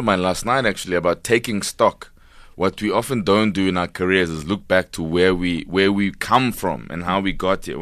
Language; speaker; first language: English; non-native, local second language; Zulu